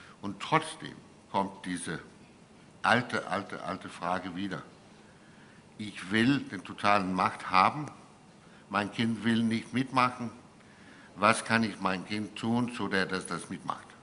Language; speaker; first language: German; non-native, fluent; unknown